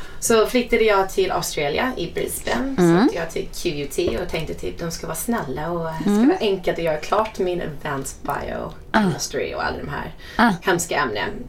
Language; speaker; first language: Swedish; non-native, fluent; English